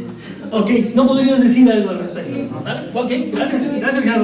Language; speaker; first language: Spanish; native; Spanish